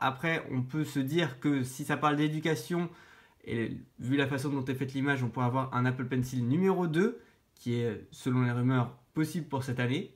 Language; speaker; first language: French; native; French